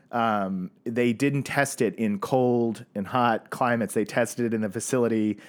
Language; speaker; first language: English; native; English